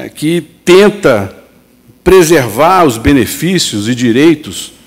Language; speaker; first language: Portuguese; native; Portuguese